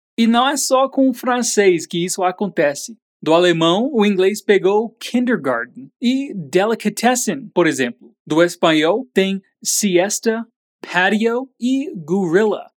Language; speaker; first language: Portuguese; native; Portuguese